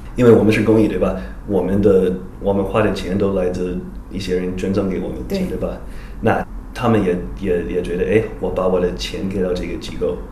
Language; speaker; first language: Chinese; non-native, fluent; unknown